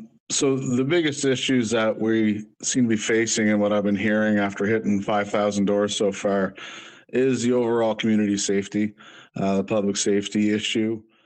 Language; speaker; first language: English; native; English